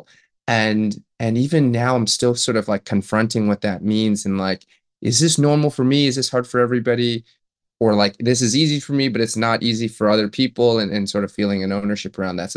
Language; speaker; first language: English; native; English